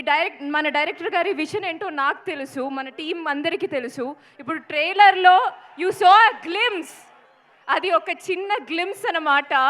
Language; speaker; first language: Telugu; non-native, fluent; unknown